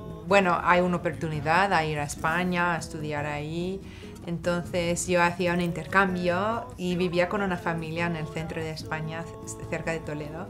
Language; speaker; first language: Spanish; non-native, fluent; English